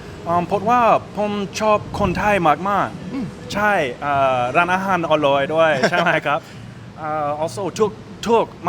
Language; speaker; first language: Thai; non-native, learner; English